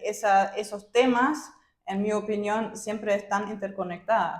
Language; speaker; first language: Spanish; non-native, fluent; German